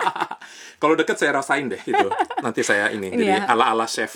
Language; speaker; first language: Indonesian; native; Indonesian